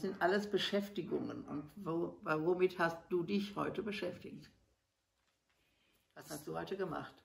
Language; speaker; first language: German; non-native, learner; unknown